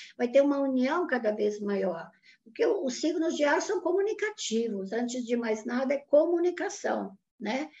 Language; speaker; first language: Portuguese; non-native, fluent; Italian